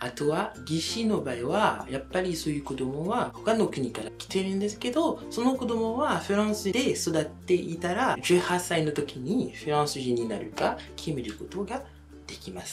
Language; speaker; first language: Japanese; non-native, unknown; French